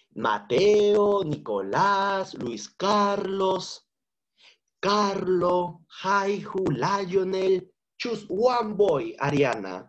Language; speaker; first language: English; non-native, fluent; Spanish